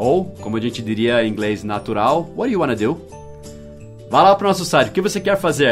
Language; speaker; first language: Portuguese; non-native, fluent; English